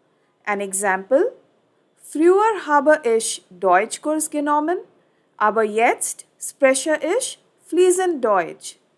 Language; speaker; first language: German; non-native, fluent; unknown